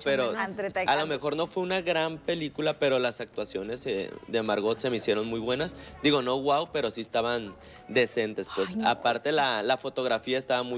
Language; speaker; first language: Spanish; native; Spanish